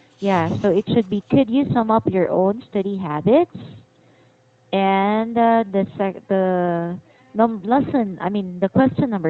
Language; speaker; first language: English; non-native, fluent; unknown